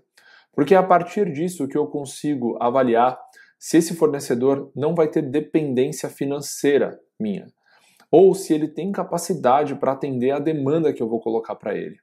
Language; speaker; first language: Portuguese; native; Portuguese